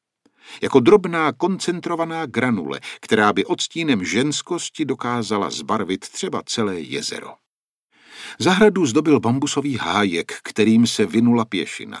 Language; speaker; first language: Czech; native; Czech